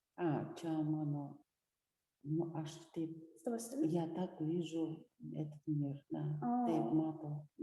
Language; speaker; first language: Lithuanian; non-native, local second language; Russian